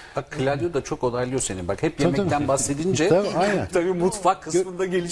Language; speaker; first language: Turkish; native; Turkish